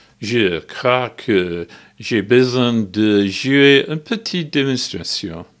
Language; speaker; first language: French; non-native, learner; English